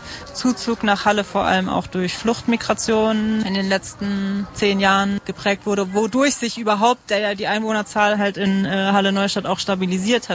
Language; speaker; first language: German; native; German